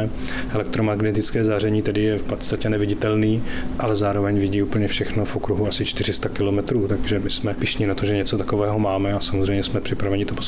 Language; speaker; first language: Czech; native; Czech